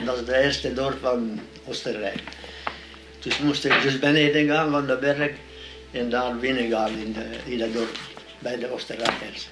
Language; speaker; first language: Dutch; non-native, learner; Hungarian